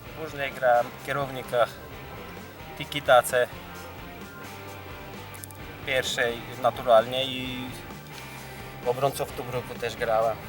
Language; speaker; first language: Polish; non-native, learner; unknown